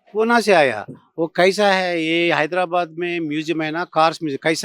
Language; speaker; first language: Hindi; non-native, local second language; Telugu